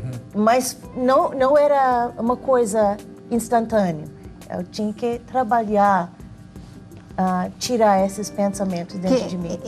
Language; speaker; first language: Portuguese; non-native, learner; English